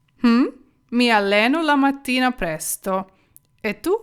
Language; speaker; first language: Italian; non-native, fluent; Ukrainian